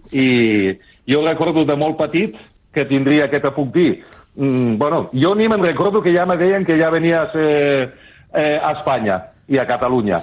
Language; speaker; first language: Catalan; early bilingual, other home language; German